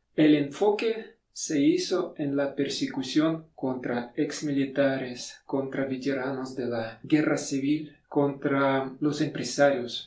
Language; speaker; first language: Spanish; non-native, fluent; Russian